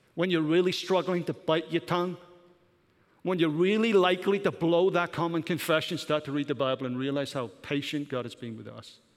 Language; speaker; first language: English; native; English